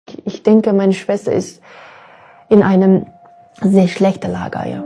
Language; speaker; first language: German; non-native, learner; Uyghur